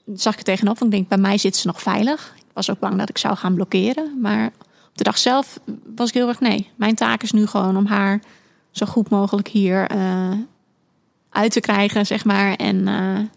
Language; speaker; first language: Dutch; native; Dutch